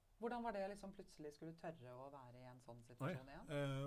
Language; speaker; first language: Norwegian; native; Norwegian